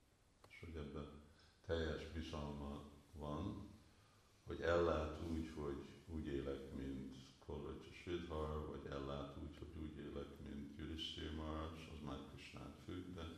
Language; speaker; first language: Hungarian; early bilingual, heritage; Hungarian